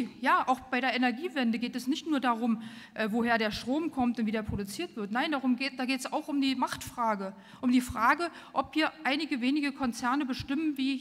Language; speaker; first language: German; native; German